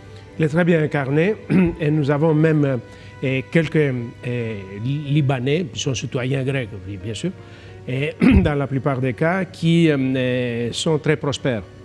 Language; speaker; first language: French; non-native, fluent; Greek